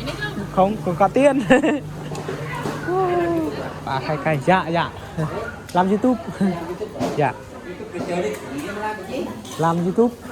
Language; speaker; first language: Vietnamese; non-native, learner; Thai